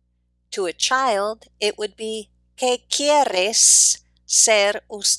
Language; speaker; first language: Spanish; non-native, fluent; English